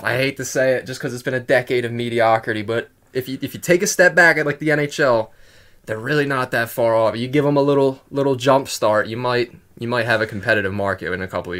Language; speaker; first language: English; native; English